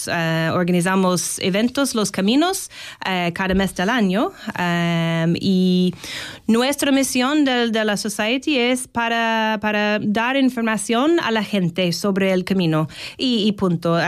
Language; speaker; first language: Spanish; non-native, learner; English